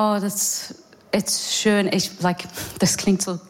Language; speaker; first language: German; non-native, learner; English